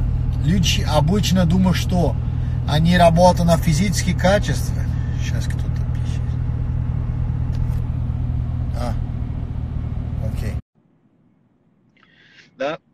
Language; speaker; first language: Russian; non-native, learner; Portuguese